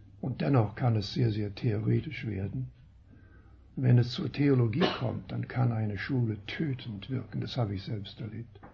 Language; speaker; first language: German; early bilingual, heritage; German